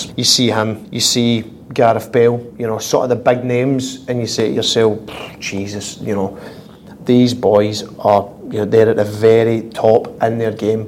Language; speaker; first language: English; native; English